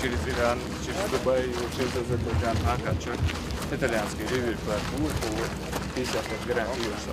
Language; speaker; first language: Russian; non-native, local second language; Chechen